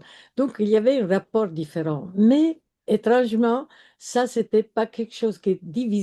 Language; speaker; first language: French; non-native, fluent; Italian